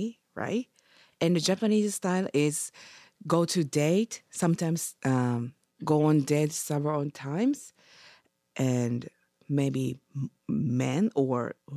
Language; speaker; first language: English; non-native, learner; Japanese